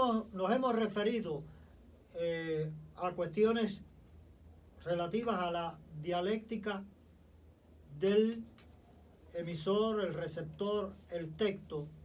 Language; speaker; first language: Spanish; native; Spanish